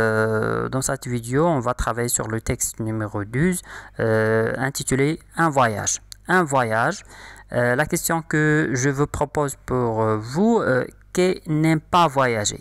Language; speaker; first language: French; non-native, local second language; Arabic